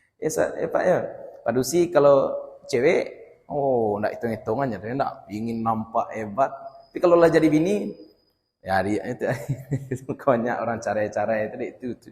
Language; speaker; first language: Malay; non-native, local second language; Minangkabau